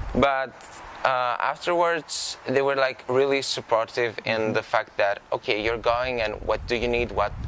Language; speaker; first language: English; non-native, fluent; Greek